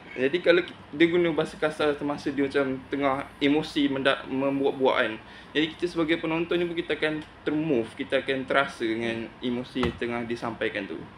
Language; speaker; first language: Malay; native; Malay